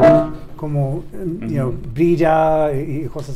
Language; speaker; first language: Spanish; non-native, learner; English